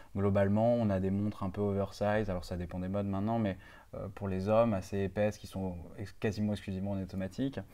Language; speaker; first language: French; native; French